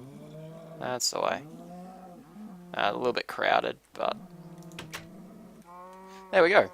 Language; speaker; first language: English; native; English